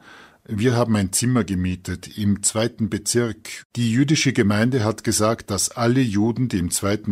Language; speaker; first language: German; native; German